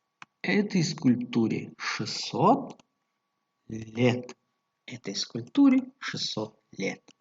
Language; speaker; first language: Russian; non-native, local second language; Tajik